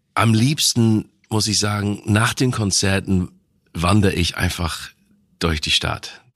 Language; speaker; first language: German; non-native, fluent; English